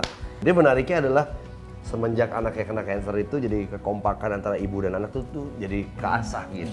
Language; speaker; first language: Indonesian; native; Indonesian